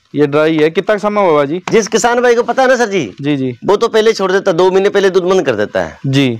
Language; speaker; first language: Hindi; native; Hindi